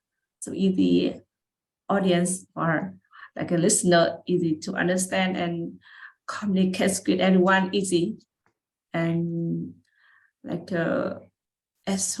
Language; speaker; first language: English; non-native, learner; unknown